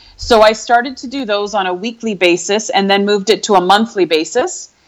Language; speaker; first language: English; native; English